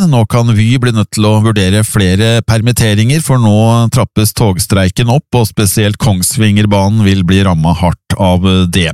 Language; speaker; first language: Norwegian; native; Norwegian